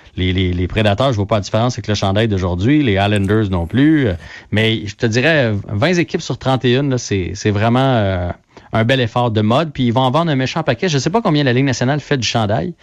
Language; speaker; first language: French; native; French